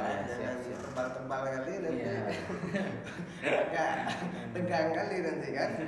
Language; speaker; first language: Indonesian; native; Indonesian